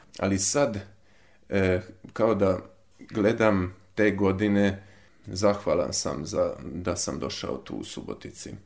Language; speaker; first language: Serbian; non-native, local second language; Hungarian